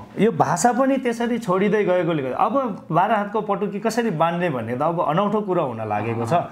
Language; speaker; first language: Nepali; non-native, local second language; Eastern Tamang